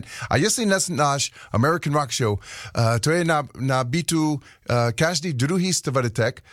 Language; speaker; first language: Czech; non-native, learner; English